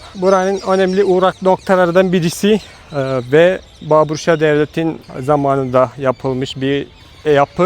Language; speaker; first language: Turkish; non-native, fluent; Hindi